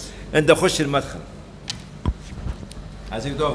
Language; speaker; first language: Arabic; native; Arabic